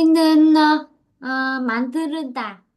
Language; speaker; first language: Korean; non-native, learner; Vietnamese